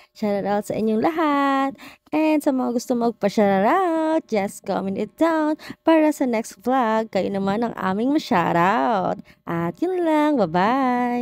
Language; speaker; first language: Filipino; non-native, local second language; Bikol